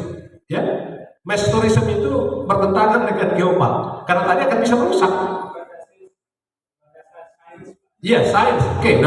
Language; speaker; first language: Indonesian; native; Indonesian